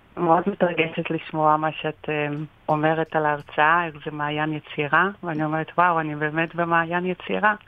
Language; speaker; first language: Hebrew; non-native, fluent; Russian